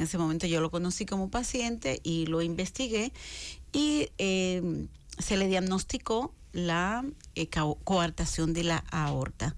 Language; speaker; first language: Spanish; native; Spanish